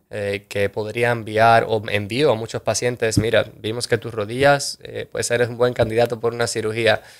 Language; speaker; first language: Spanish; native; Spanish